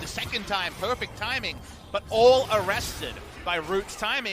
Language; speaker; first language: English; native; English